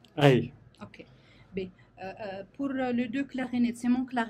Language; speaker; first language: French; non-native, learner; Arabic